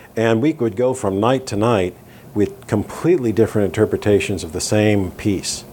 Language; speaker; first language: English; native; English